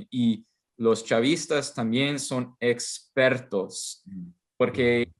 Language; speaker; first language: Spanish; non-native, fluent; English